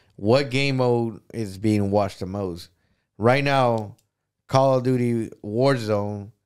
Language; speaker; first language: English; non-native, fluent; Spanish